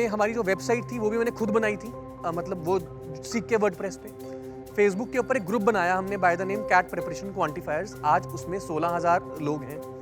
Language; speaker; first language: Hindi; native; Hindi